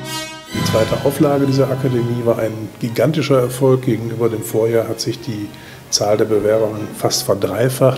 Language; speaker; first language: German; native; German